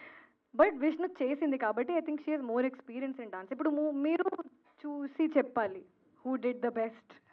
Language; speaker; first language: Telugu; non-native, learner; Hindi